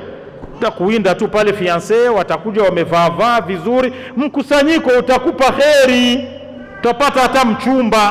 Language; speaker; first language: Swahili; non-native, local second language; Rundi